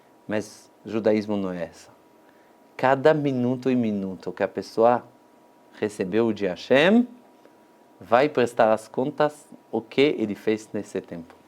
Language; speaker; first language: Portuguese; non-native, fluent; Hebrew